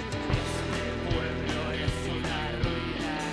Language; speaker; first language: Spanish; native; Spanish